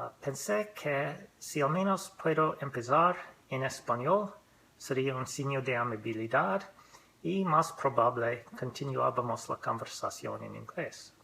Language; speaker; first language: Spanish; non-native, learner; English